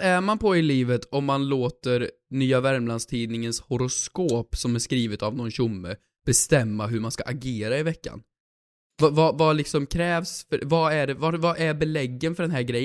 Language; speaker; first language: Swedish; native; Swedish